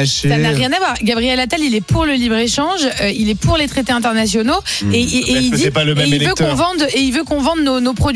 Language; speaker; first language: French; native; French